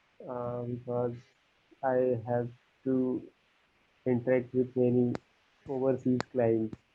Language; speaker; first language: English; non-native, learner; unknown